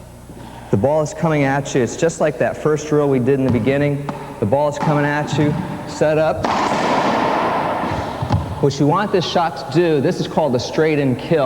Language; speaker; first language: English; native; English